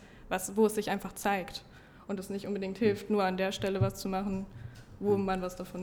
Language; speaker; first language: German; native; German